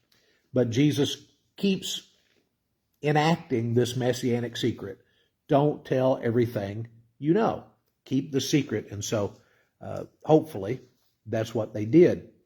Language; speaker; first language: English; native; English